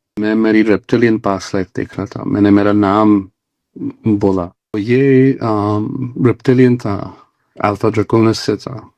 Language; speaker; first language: Hindi; non-native, local second language; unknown